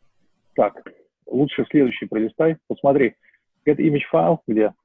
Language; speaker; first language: Russian; native; Russian